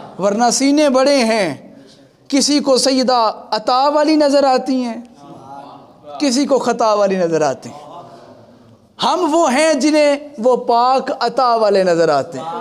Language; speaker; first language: Urdu; non-native, local second language; Punjabi